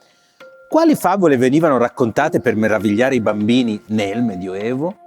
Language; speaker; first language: Italian; native; Italian